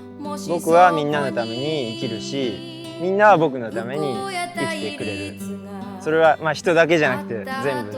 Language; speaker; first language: Japanese; native; Japanese